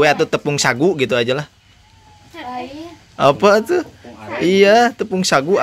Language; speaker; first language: Indonesian; non-native, local second language; Sundanese